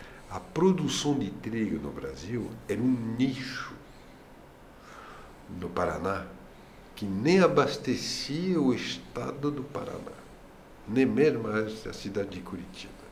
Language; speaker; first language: Portuguese; non-native, fluent; French